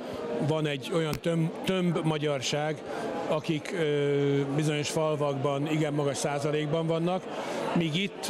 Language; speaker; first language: Hungarian; native; Hungarian